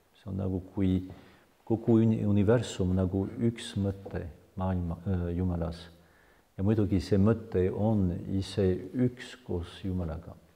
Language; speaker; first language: Estonian; non-native, fluent; French